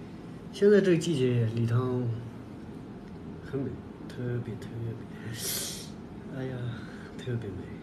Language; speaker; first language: Chinese; non-native, local second language; Tibetan